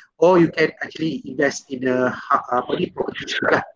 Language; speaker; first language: English; non-native, local second language; Malay